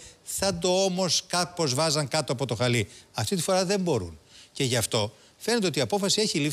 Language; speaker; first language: Greek; native; Greek